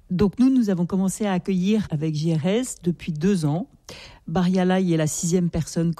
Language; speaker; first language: French; native; French